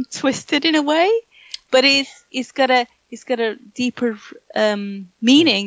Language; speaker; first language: English; non-native, fluent; Turkish